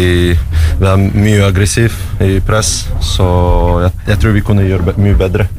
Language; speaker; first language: Norwegian; non-native, learner; Russian